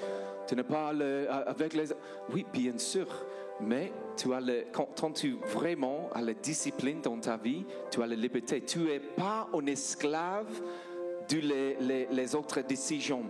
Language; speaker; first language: French; non-native, learner; English